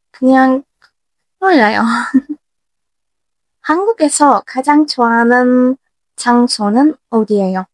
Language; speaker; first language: Korean; non-native, learner; Turkish